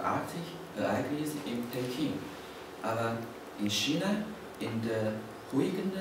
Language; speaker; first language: German; non-native, learner; Chinese